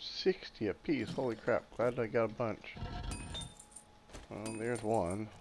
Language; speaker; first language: English; native; English